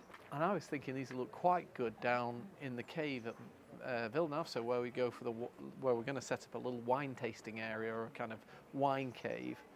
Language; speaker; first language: English; native; English